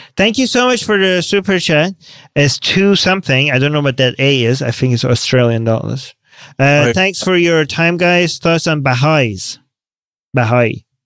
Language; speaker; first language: English; non-native, fluent; Persian